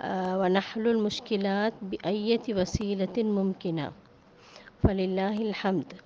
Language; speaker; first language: Arabic; non-native, fluent; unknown